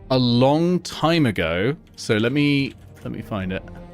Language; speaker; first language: English; native; English